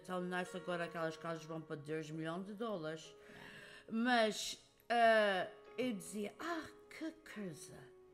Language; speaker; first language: Portuguese; early bilingual, heritage; Portuguese